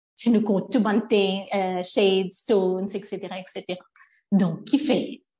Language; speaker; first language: French; non-native, local second language; Morisyen